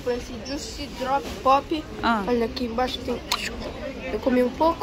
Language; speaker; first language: Portuguese; early bilingual, heritage; Portuguese